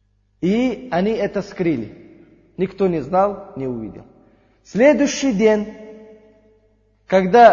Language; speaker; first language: Russian; non-native, learner; Uzbek